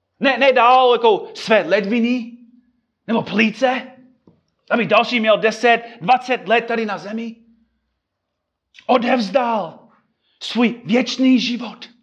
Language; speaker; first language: Czech; non-native, fluent; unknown